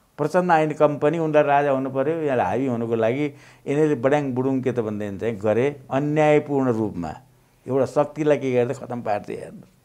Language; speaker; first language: Nepali; native; Nepali